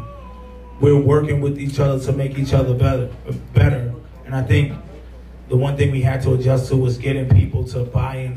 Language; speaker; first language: English; native; English